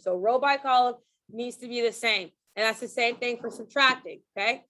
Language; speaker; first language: English; native; English